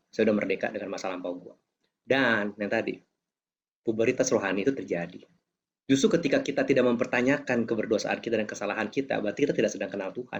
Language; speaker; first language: Indonesian; native; Indonesian